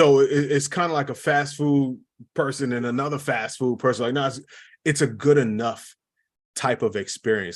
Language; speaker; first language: English; native; English